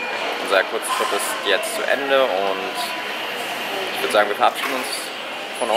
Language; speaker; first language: German; native; German